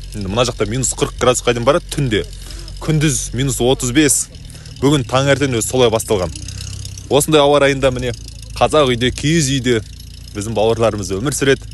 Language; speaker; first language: Kazakh; native; Kazakh